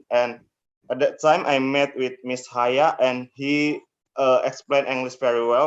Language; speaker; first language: English; non-native, learner; Indonesian